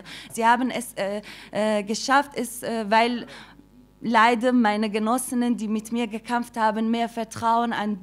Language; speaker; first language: German; non-native, fluent; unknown